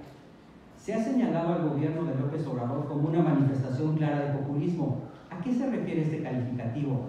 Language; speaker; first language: Spanish; native; Spanish